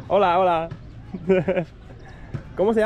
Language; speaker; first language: Spanish; non-native, learner; Chinese